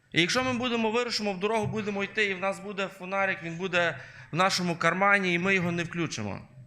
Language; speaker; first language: Ukrainian; native; Ukrainian